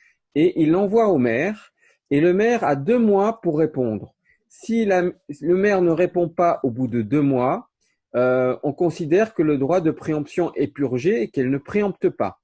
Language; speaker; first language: French; native; French